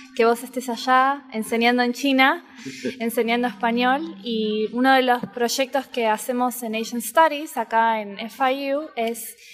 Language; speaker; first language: Spanish; native; Spanish